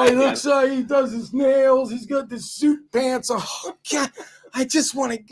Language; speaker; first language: English; native; English